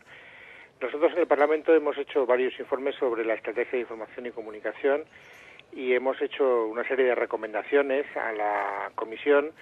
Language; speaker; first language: Spanish; native; Spanish